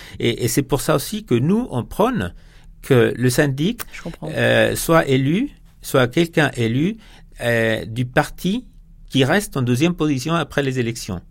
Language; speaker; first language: French; non-native, fluent; Spanish